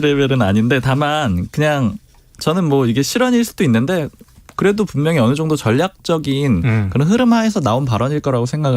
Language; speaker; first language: Korean; native; Korean